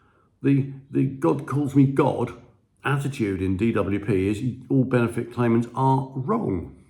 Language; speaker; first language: English; native; English